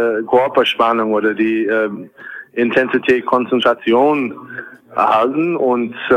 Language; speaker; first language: German; non-native, fluent; English